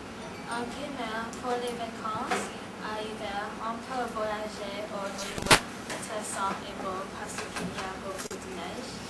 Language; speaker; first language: French; non-native, learner; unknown